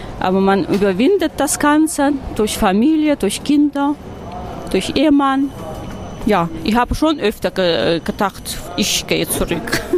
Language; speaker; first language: German; non-native, fluent; Russian